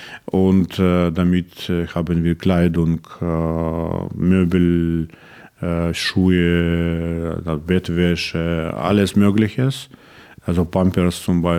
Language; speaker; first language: German; non-native, learner; Russian